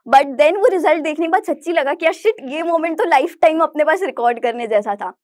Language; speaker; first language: Hindi; native; Hindi